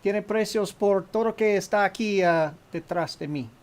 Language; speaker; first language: Spanish; non-native, learner; English